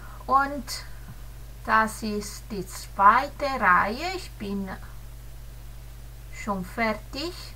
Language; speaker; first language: German; non-native, fluent; Italian